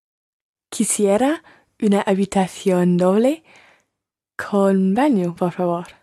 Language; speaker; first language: Spanish; non-native, learner; English